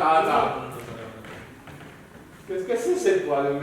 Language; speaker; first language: French; non-native, learner; Spanish